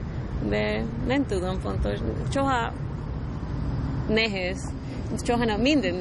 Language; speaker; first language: Hungarian; non-native, learner; Spanish